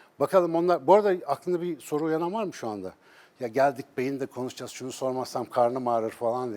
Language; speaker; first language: Turkish; native; Turkish